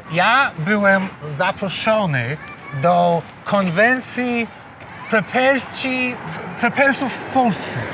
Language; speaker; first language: Polish; non-native, fluent; English